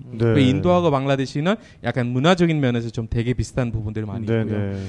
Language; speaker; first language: Korean; non-native, fluent; Bangla